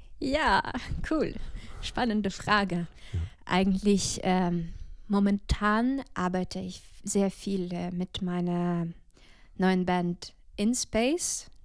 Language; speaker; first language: German; non-native, fluent; Ukrainian